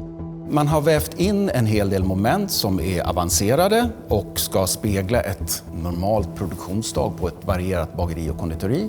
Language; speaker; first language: Swedish; native; Swedish